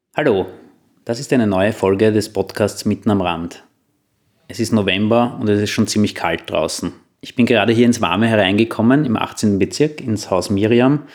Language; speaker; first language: German; native; German